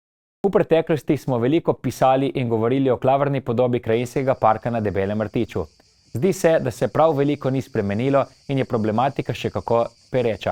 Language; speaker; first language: Slovenian; native; Slovenian